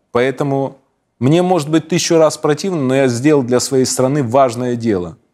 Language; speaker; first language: Russian; native; Russian